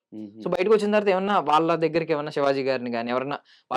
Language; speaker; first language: Telugu; native; Telugu